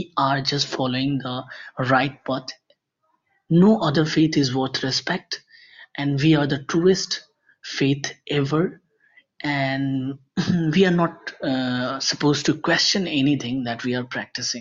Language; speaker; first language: English; non-native, local second language; Hindi